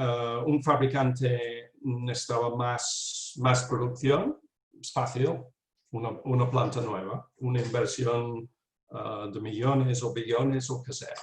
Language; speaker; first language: Spanish; non-native, fluent; English